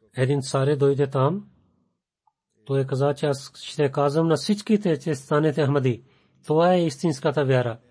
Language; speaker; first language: Bulgarian; non-native, learner; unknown